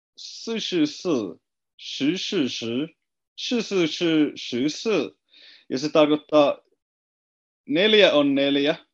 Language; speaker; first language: Finnish; native; Finnish